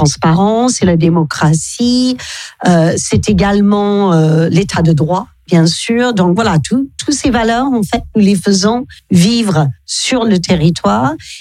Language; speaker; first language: French; non-native, fluent; English